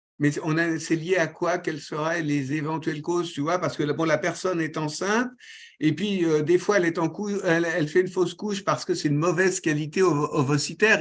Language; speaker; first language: French; native; French